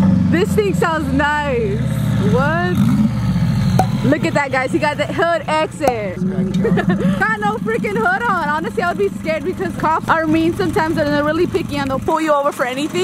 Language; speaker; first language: English; early bilingual, other home language; Spanish